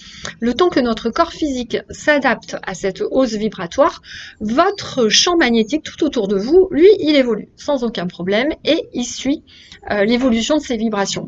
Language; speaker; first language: French; native; French